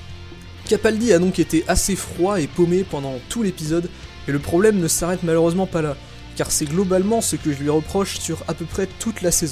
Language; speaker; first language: French; native; French